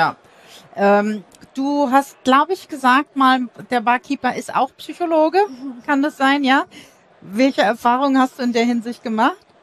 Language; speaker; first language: German; native; German